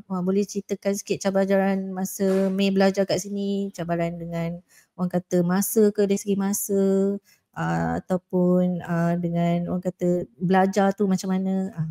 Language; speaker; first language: Malay; native; Malay